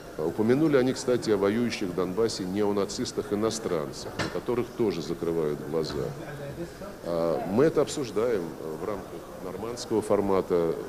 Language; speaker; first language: Russian; native; Russian